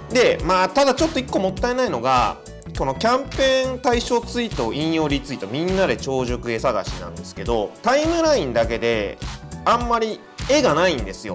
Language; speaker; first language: Japanese; native; Japanese